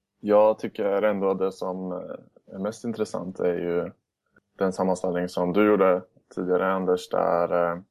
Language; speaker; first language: Swedish; native; Swedish